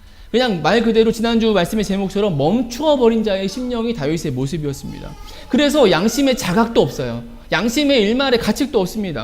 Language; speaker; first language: Korean; native; Korean